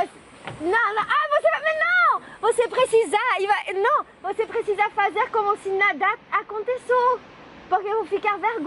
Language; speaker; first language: Portuguese; non-native, learner; French